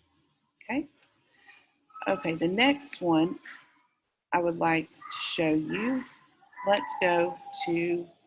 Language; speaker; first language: English; native; English